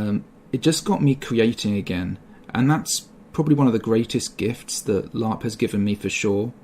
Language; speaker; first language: English; native; English